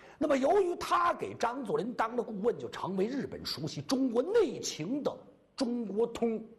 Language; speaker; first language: Chinese; native; Chinese